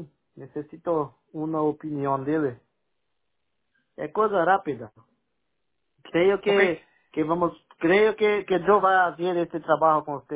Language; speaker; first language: Spanish; non-native, learner; Portuguese